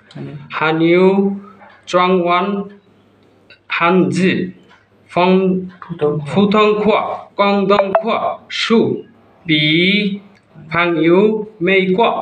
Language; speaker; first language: Chinese; non-native, learner; Bangla